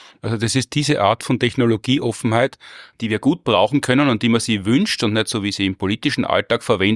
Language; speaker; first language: German; native; German